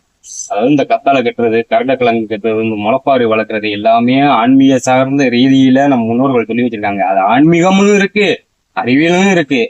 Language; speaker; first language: Tamil; native; Tamil